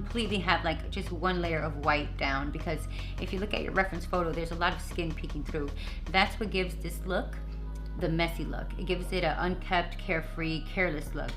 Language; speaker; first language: English; native; English